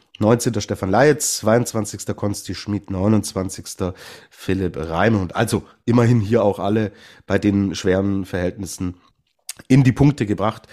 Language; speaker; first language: German; native; German